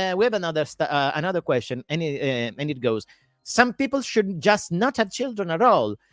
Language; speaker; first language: English; non-native, fluent; Italian